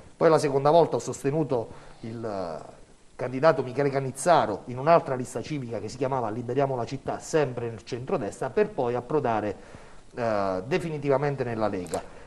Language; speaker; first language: Italian; native; Italian